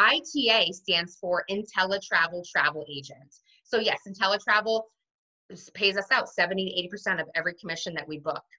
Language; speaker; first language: English; native; English